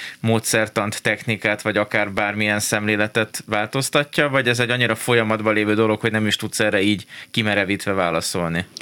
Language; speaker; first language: Hungarian; native; Hungarian